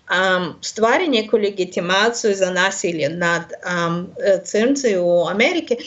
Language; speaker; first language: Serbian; non-native, learner; Russian